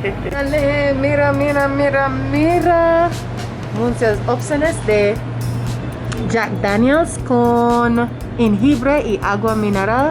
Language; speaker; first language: Spanish; non-native, learner; English